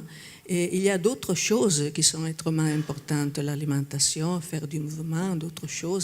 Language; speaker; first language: French; non-native, fluent; Italian